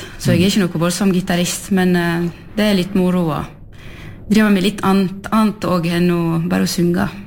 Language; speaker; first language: Norwegian; non-native, fluent; French